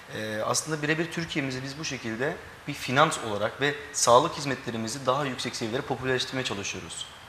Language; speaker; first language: Turkish; early bilingual, heritage; Turkish